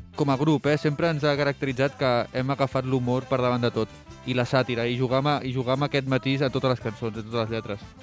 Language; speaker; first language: Catalan; native; Catalan